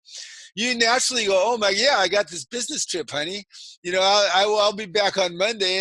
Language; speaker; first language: English; native; English